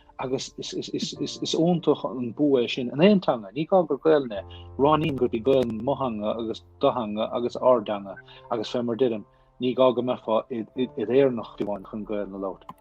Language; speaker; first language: Irish; native; Irish